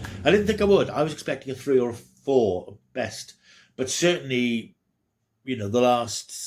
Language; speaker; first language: English; native; English